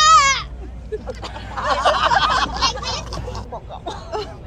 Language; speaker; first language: English; non-native, learner; Chinese